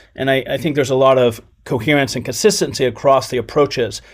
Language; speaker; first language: English; native; English